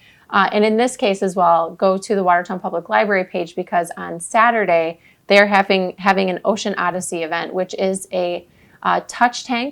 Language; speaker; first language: English; native; English